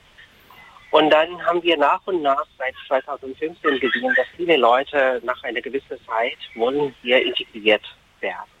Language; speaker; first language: German; non-native, fluent; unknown